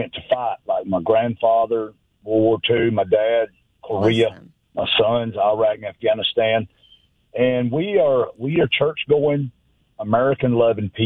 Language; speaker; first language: English; native; English